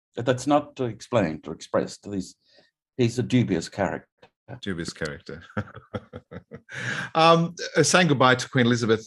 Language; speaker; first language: English; native; English